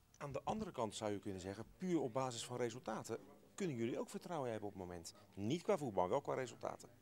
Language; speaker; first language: Dutch; native; Dutch